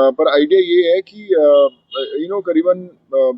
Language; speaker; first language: Hindi; non-native, local second language; Punjabi